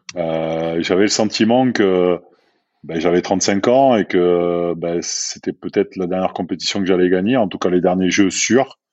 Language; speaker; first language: French; native; French